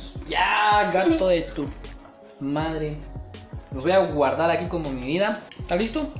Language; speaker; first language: Spanish; native; Spanish